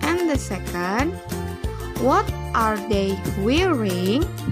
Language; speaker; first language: English; non-native, fluent; Indonesian